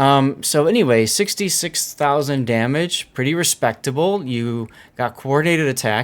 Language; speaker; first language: English; native; English